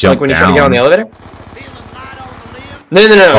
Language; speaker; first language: English; native; English